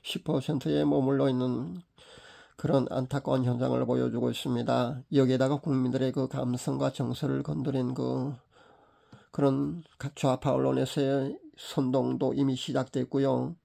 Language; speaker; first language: Korean; native; Korean